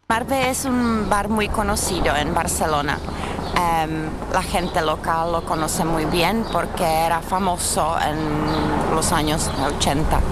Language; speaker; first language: Spanish; non-native, learner; Czech